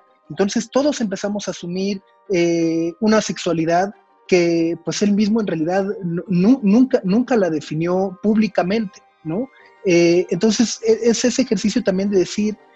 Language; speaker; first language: Spanish; native; Spanish